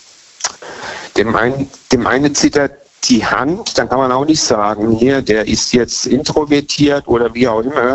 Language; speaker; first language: German; native; German